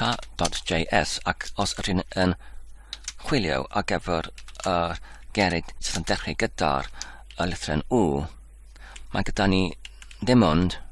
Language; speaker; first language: Welsh; non-native, learner; Polish